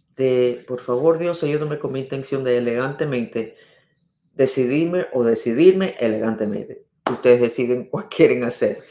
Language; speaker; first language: Spanish; non-native, fluent; English